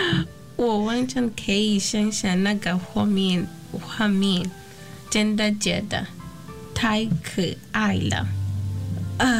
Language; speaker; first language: Chinese; non-native, fluent; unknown